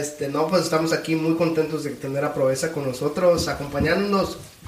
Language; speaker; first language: Spanish; early bilingual, heritage; Spanish